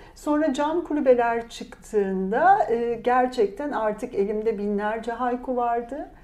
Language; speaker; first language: Turkish; native; Turkish